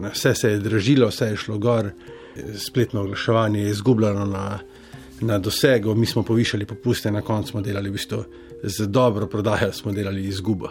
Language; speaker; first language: Slovenian; native; Slovenian